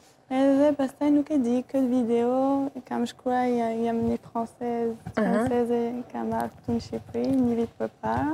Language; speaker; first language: Albanian; early bilingual, heritage; Albanian